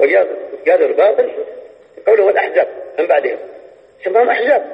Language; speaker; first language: Arabic; native; Arabic